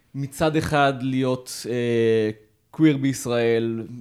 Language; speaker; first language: Hebrew; native; Hebrew